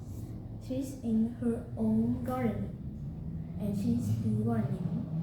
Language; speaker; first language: English; non-native, learner; Vietnamese